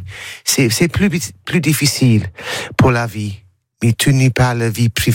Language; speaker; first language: French; non-native, learner; English